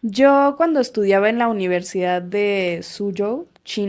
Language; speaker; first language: Spanish; native; Spanish